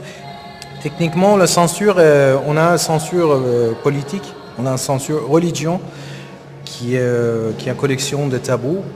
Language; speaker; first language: French; non-native, learner; Persian